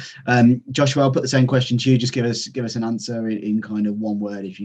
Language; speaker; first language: English; native; English